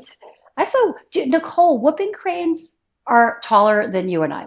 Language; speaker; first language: English; native; English